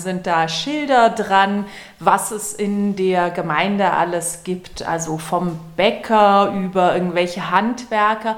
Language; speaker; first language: German; native; German